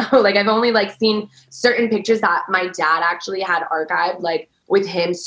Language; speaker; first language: English; early bilingual, other home language; Persian